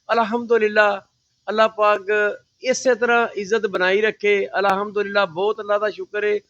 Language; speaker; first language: Urdu; non-native, local second language; Punjabi